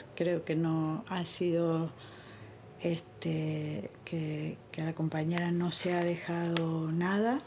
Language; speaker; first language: Spanish; native; Spanish